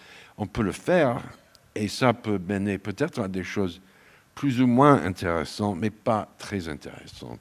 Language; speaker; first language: French; non-native, fluent; English